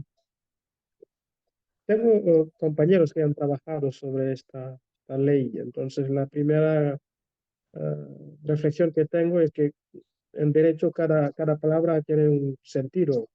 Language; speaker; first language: Spanish; non-native, fluent; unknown